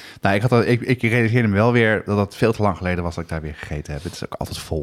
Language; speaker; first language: Dutch; native; Dutch